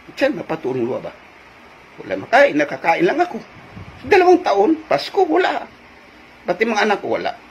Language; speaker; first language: Filipino; non-native, local second language; Cebuano